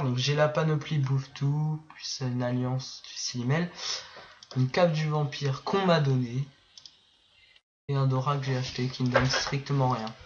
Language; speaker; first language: French; native; French